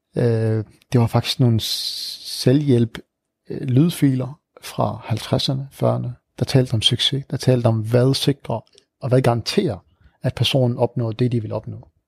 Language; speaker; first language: Danish; early bilingual, other home language; Arabic